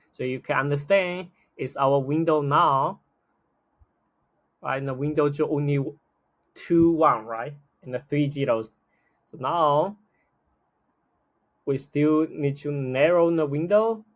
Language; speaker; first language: English; non-native, fluent; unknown